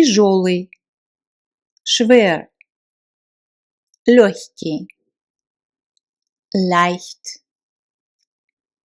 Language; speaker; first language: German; non-native, fluent; Russian